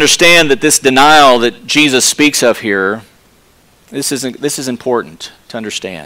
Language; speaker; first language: English; native; English